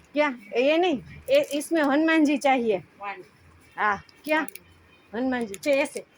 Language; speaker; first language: Hindi; non-native, local second language; Gujarati